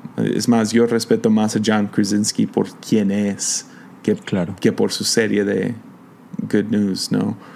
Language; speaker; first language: Spanish; non-native, fluent; English